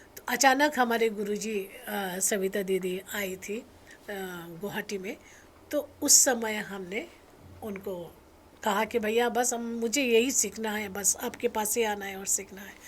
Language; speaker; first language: Hindi; native; Hindi